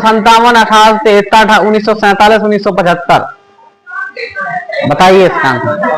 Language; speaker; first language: Hindi; native; Hindi